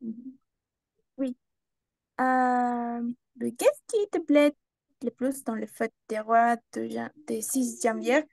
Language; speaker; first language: French; non-native, learner; Spanish